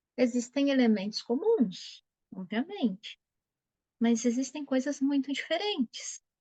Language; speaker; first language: Portuguese; native; Portuguese